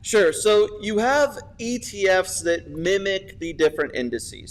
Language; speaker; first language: English; native; English